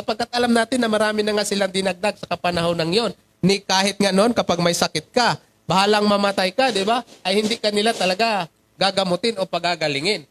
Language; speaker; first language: Filipino; non-native, local second language; Cebuano